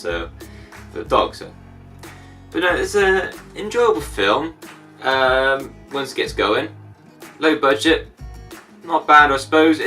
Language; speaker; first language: English; native; English